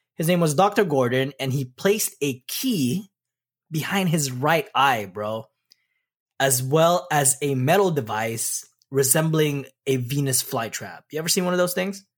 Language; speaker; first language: English; early bilingual, other home language; Pampanga